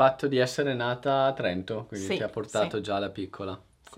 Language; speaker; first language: Italian; native; Italian